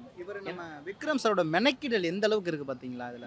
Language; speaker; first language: Tamil; native; Tamil